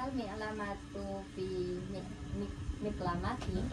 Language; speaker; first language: Arabic; non-native, learner; Indonesian